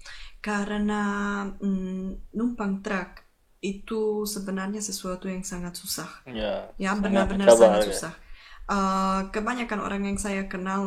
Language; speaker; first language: Indonesian; non-native, fluent; Czech